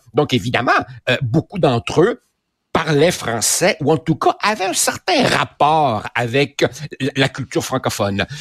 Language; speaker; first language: French; native; French